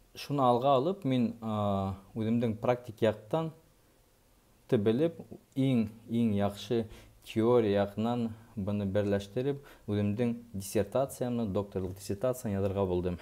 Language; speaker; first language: Tatar; non-native, local second language; Bashkir